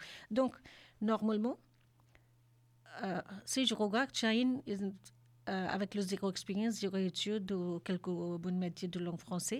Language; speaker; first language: French; non-native, learner; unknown